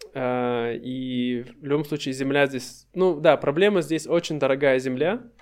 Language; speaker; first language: Russian; native; Russian